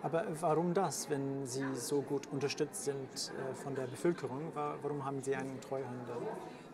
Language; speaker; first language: German; non-native, fluent; French